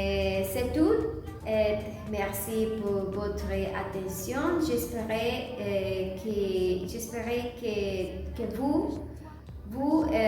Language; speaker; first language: French; non-native, learner; Spanish